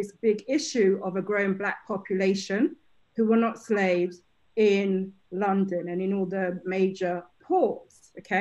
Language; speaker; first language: English; native; English